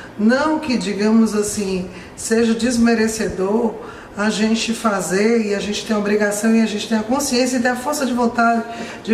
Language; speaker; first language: Portuguese; native; Portuguese